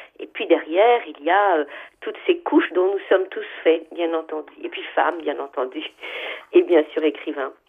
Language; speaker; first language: French; non-native, local second language; Arabic